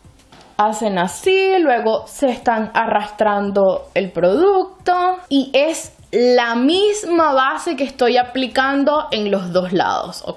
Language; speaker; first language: Spanish; native; Spanish